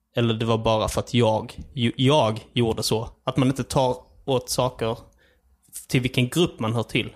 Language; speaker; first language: Swedish; early bilingual, other home language; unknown